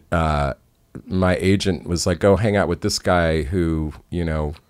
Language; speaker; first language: English; native; English